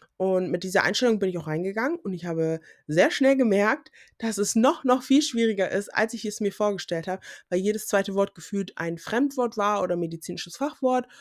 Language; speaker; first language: German; native; German